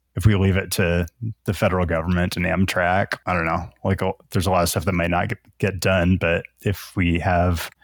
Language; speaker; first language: English; native; English